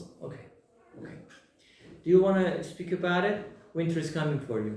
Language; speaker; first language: English; non-native, fluent; Persian